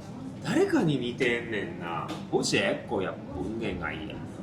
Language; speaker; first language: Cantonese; non-native, fluent; Japanese